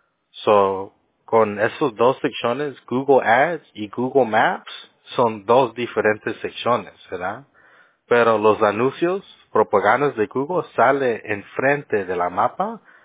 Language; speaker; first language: Spanish; early bilingual, heritage; Spanish